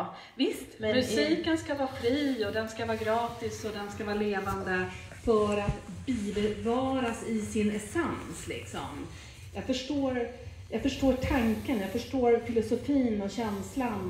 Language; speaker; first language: Swedish; native; Swedish